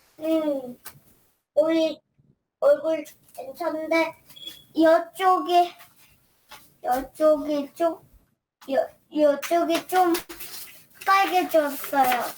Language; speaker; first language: Korean; non-native, learner; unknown